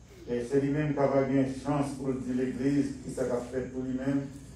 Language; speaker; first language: French; native; French